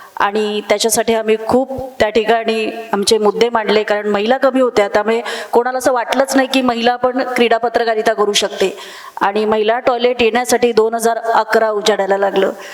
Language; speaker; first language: Marathi; native; Marathi